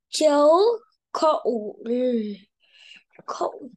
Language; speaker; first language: Chinese; non-native, learner; Vietnamese